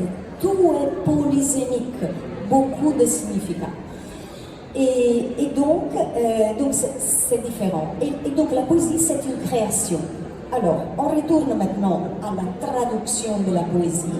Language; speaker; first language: French; non-native, fluent; Italian